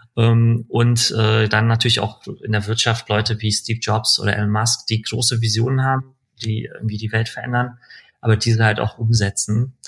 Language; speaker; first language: German; early bilingual, other home language; Persian